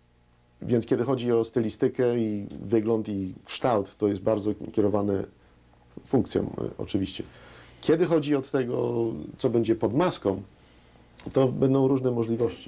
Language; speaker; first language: Polish; early bilingual, heritage; Polish